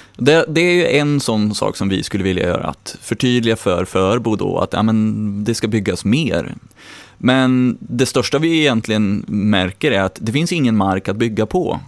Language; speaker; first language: Swedish; native; Swedish